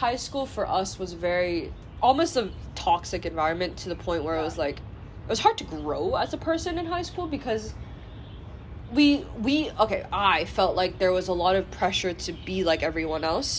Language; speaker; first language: English; non-native, local second language; Cantonese